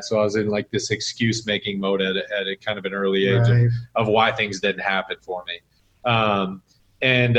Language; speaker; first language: English; native; English